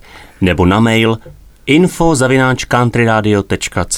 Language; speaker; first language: Czech; native; Czech